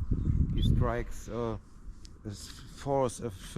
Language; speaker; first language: English; non-native, learner; German